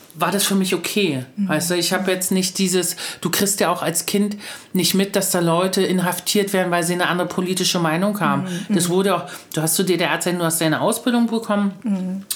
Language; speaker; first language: German; native; German